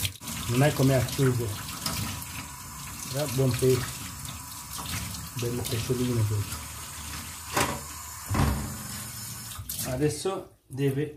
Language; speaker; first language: Italian; non-native, learner; Sinhala